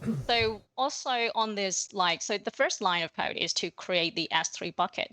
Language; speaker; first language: English; non-native, fluent; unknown